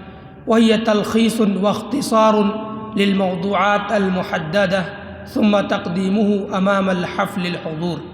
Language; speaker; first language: Arabic; non-native, local second language; Urdu